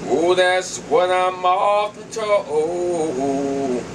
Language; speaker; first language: English; native; English